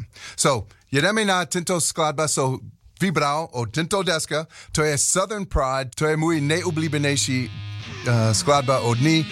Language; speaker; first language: Czech; non-native, learner; English